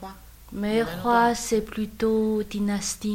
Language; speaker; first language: French; non-native, learner; Chinese